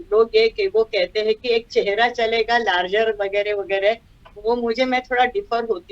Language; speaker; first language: Hindi; non-native, local second language; Marathi